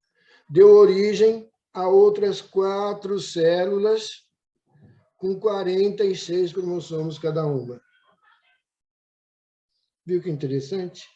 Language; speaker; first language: Portuguese; native; Portuguese